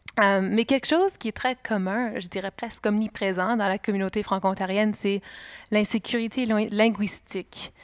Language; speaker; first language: French; native; French